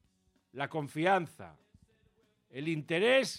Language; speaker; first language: Spanish; native; Spanish